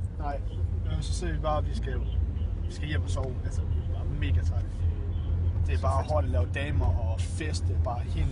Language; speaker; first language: Danish; native; Danish